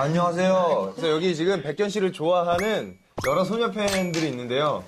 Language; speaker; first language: Korean; native; Korean